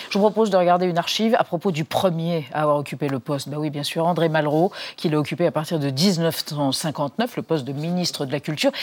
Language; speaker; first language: French; native; French